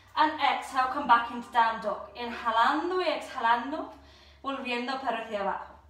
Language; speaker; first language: Spanish; non-native, fluent; English